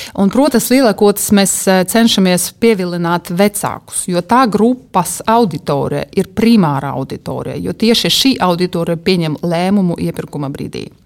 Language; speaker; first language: Latvian; non-native, local second language; Russian